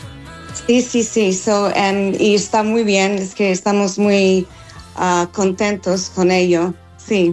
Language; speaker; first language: Spanish; non-native, learner; English